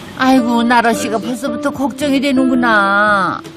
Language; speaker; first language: Korean; native; Korean